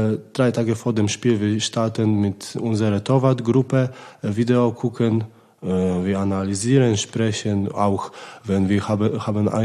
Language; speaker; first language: German; non-native, learner; Polish